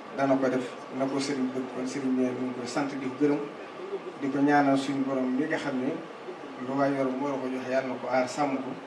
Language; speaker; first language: Wolof; native; Wolof